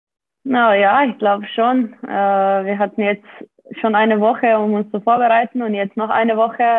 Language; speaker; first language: German; non-native, fluent; Slovenian